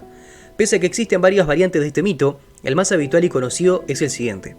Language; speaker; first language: Spanish; native; Spanish